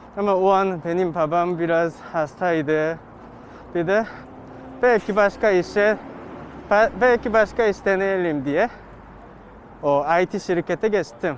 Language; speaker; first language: Turkish; non-native, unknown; Korean